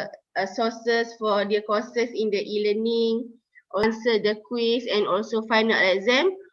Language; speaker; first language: English; non-native, local second language; Malay